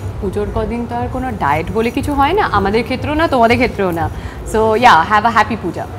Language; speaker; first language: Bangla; native; Bangla